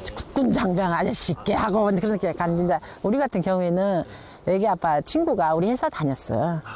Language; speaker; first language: Korean; native; Korean